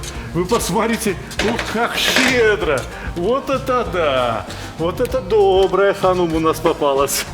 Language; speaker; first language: Russian; native; Russian